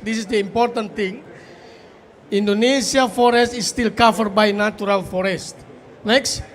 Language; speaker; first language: English; non-native, fluent; Indonesian